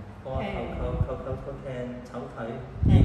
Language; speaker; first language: Thai; non-native, learner; Cantonese